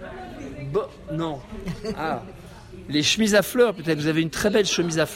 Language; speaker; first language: French; native; French